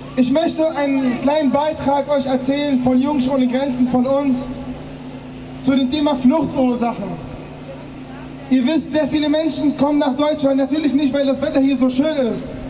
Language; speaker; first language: German; early bilingual, other home language; Arabic